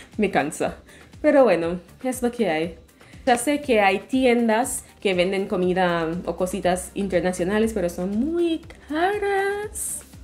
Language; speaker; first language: Spanish; non-native, fluent; English